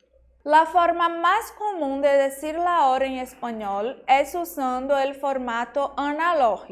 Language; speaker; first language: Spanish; non-native, fluent; Portuguese